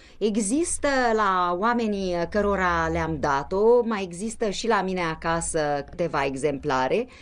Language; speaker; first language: Romanian; native; Romanian